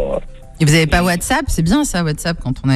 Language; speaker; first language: French; native; French